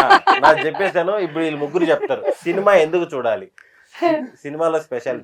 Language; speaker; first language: Telugu; native; Telugu